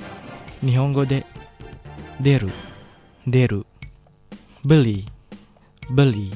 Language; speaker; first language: Japanese; non-native, fluent; Indonesian